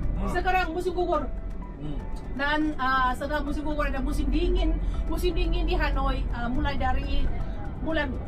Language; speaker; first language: Indonesian; non-native, fluent; Vietnamese